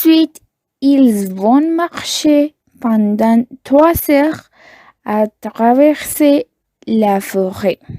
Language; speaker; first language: French; non-native, learner; Spanish